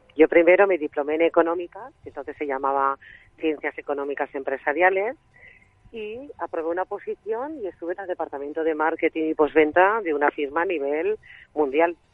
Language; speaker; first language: Spanish; native; Spanish